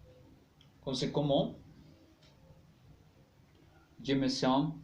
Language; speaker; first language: French; non-native, learner; Spanish